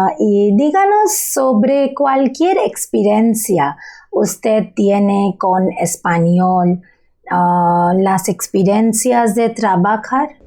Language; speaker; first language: Spanish; non-native, learner; Bangla